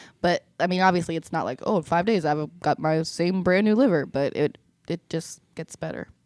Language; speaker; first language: English; native; English